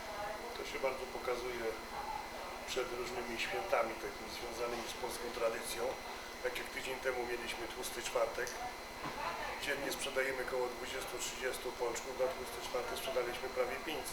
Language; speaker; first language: Polish; native; Polish